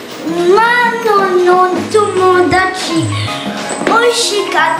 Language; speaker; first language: Japanese; early bilingual, heritage; Japanese